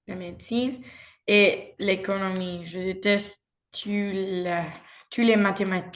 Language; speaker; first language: French; non-native, learner; Spanish